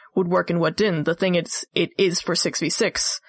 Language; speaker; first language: English; native; English